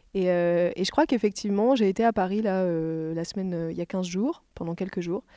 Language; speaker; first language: French; native; French